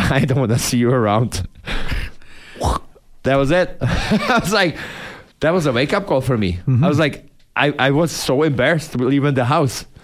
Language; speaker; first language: English; non-native, fluent; Czech